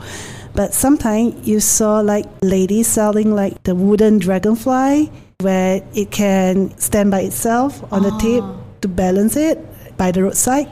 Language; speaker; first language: English; non-native, local second language; Min Nan Chinese